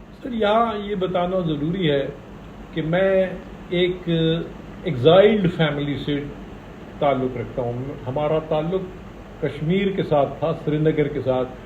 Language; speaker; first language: Urdu; native; Urdu